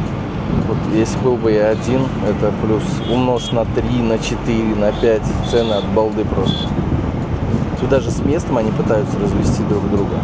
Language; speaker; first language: Russian; native; Russian